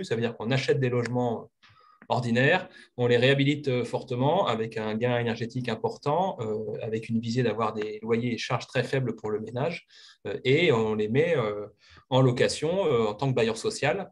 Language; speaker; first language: French; native; French